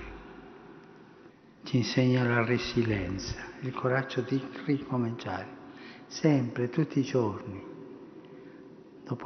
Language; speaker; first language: Italian; early bilingual, heritage; Spanish